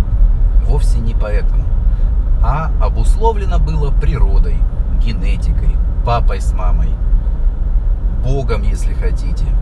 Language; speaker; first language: Russian; native; Russian